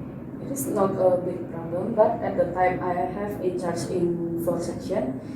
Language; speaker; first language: English; non-native, learner; Indonesian